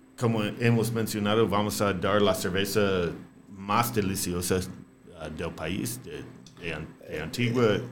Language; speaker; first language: Spanish; non-native, fluent; English